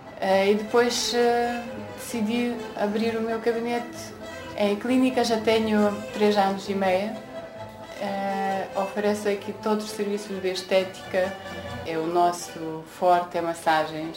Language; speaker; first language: Portuguese; non-native, fluent; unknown